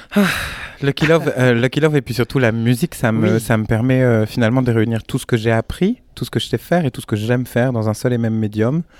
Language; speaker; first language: French; native; French